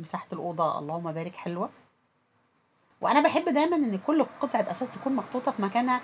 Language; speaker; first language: Arabic; native; Arabic